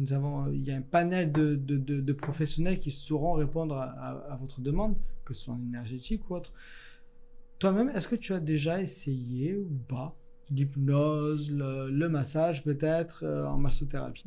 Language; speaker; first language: French; native; French